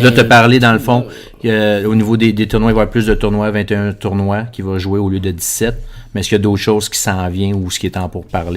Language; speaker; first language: French; native; French